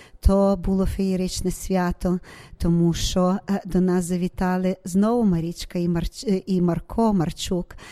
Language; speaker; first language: Ukrainian; native; Ukrainian